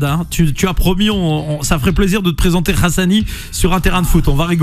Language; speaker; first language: French; native; French